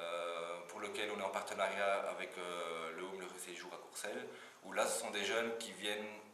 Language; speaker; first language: French; native; French